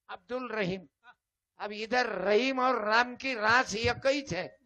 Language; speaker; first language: Hindi; non-native, local second language; Marathi